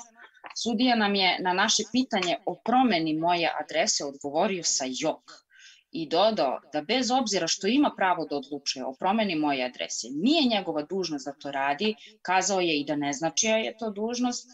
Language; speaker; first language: Serbian; native; Serbian